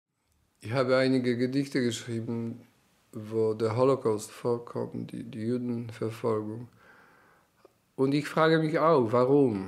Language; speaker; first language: German; non-native, fluent; Polish